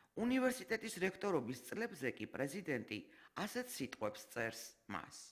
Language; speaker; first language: Georgian; native; Georgian